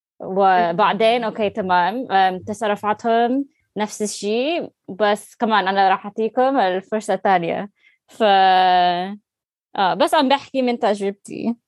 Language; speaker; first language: Arabic; non-native, learner; English